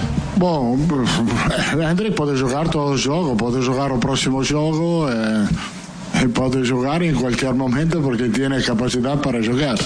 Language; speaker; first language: Portuguese; non-native, fluent; Italian